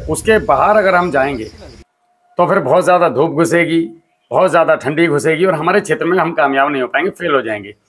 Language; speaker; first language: Hindi; native; Hindi